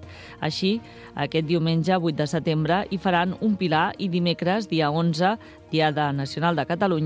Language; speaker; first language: Catalan; native; Catalan